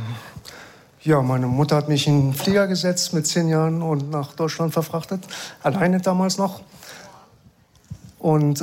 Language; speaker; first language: German; early bilingual, other home language; Persian